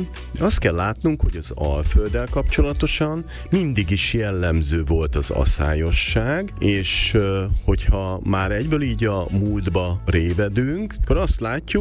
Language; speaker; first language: Hungarian; native; Hungarian